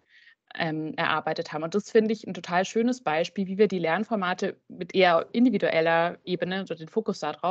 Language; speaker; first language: German; native; German